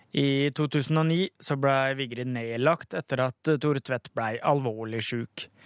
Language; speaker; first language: Norwegian; native; Norwegian